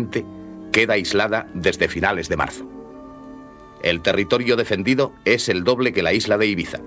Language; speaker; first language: Spanish; native; Spanish